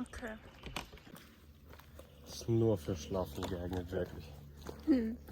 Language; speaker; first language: German; early bilingual, other home language; Turkish